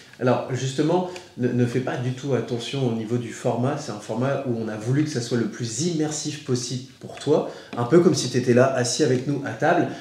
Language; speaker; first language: French; native; French